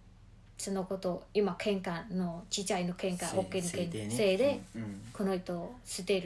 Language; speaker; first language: Japanese; non-native, learner; Mongolian